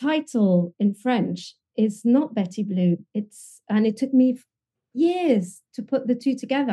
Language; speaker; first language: English; non-native, fluent; French